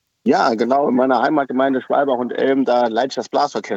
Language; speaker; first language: German; native; German